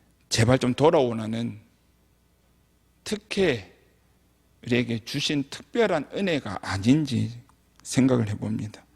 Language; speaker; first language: Korean; native; Korean